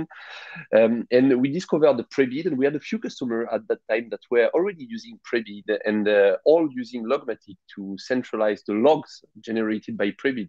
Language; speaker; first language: English; non-native, fluent; French